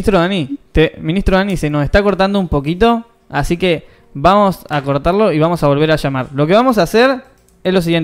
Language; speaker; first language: Spanish; native; Spanish